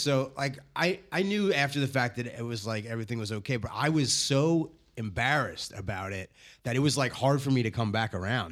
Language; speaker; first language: English; native; English